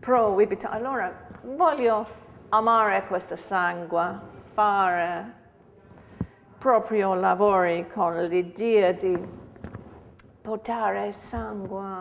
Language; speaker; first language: Italian; non-native, fluent; English